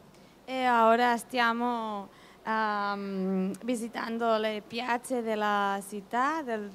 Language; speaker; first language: Italian; non-native, learner; Catalan